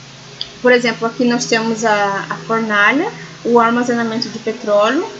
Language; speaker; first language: Portuguese; native; Portuguese